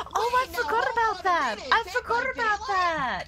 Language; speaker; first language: English; native; English